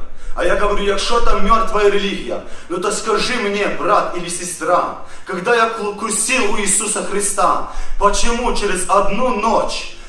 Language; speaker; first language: Russian; early bilingual, heritage; Russian